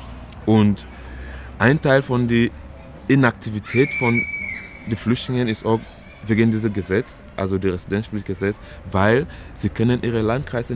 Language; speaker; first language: German; non-native, learner; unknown